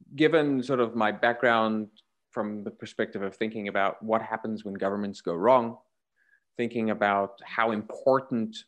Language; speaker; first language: English; native; English